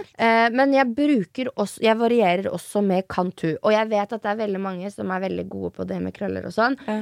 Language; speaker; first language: Norwegian; early bilingual, other home language; French